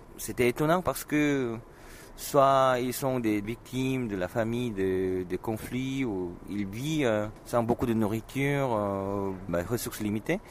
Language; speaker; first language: French; non-native, fluent; Korean